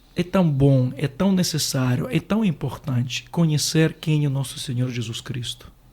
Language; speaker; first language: Portuguese; non-native, fluent; Ukrainian